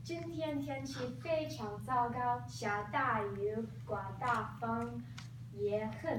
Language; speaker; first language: Chinese; non-native, learner; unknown